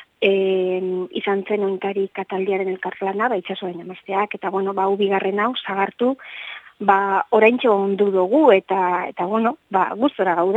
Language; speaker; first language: Basque; native; Basque